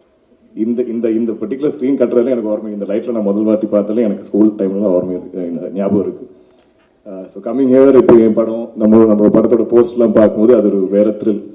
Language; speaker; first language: Tamil; non-native, local second language; Malayalam